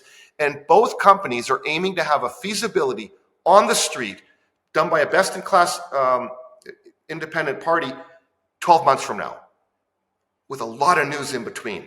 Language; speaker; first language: English; native; English